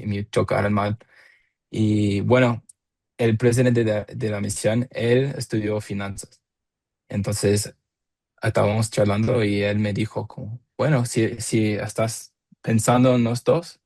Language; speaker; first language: Spanish; non-native, learner; English